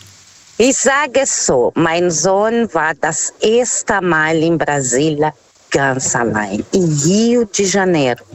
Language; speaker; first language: German; non-native, fluent; Portuguese